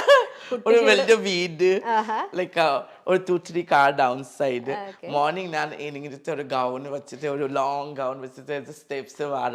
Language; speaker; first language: Malayalam; non-native, fluent; Assamese